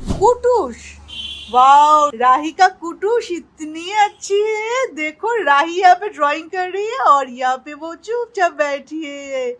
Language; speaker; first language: Hindi; non-native, local second language; Bangla